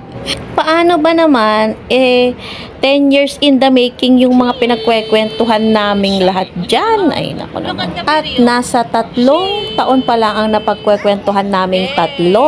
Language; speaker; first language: Filipino; non-native, local second language; Waray